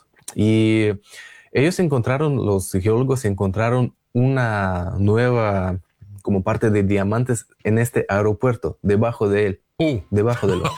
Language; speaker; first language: Spanish; non-native, learner; Russian